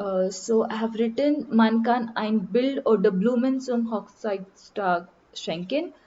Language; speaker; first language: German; non-native, learner; Marathi